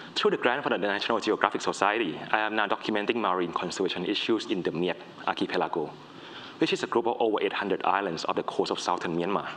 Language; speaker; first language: English; non-native, fluent; Thai